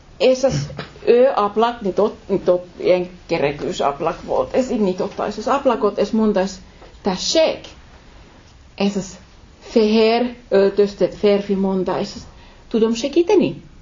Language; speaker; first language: Hungarian; non-native, learner; Finnish